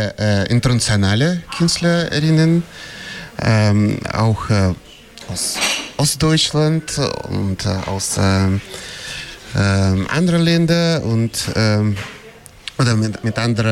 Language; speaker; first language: German; non-native, fluent; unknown